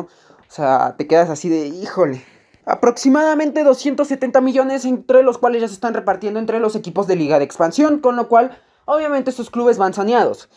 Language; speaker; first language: Spanish; native; Spanish